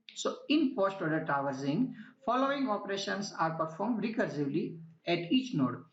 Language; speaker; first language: English; non-native, local second language; Gujarati